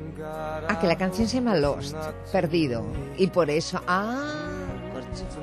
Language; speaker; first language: Spanish; native; Spanish